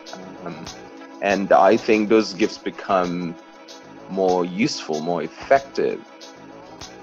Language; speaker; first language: English; non-native, local second language; Igbo